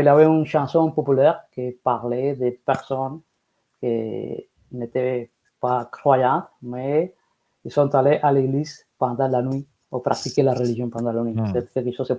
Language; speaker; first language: French; non-native, fluent; Spanish